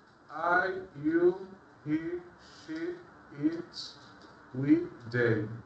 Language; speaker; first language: English; non-native, fluent; Portuguese